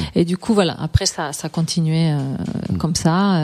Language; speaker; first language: French; non-native, fluent; Spanish